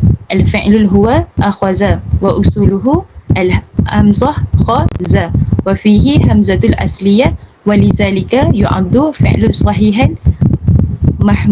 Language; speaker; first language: Arabic; non-native, learner; Malay